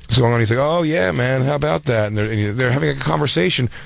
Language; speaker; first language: English; native; English